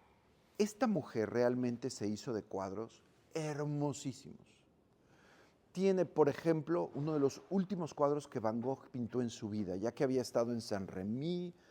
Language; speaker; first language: Spanish; native; Spanish